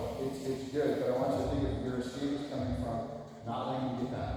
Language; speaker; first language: English; native; English